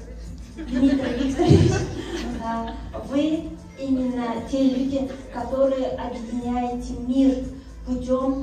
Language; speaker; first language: Russian; non-native, local second language; Uzbek